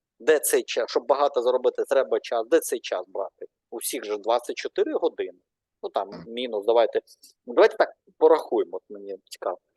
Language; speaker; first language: Ukrainian; non-native, local second language; Russian